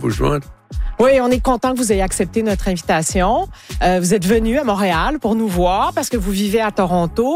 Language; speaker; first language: French; native; French